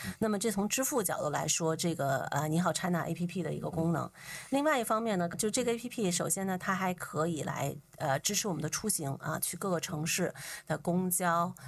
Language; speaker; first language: Chinese; native; Chinese